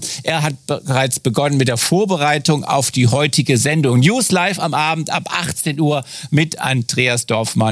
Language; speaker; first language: German; native; German